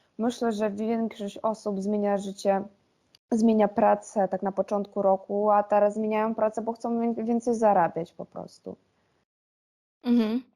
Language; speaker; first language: Polish; non-native, fluent; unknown